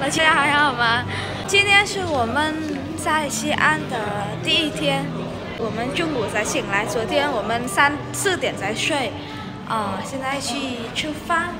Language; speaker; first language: Chinese; non-native, fluent; Vietnamese